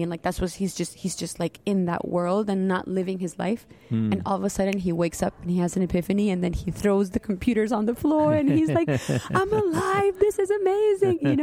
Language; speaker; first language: English; non-native, fluent; Spanish